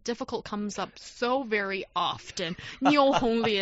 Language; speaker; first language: English; non-native, fluent; Chinese